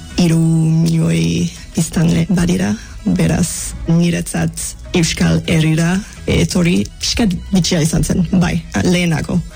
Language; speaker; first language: Basque; non-native, learner; English